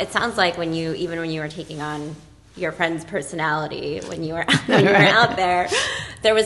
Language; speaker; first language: English; non-native, local second language; Filipino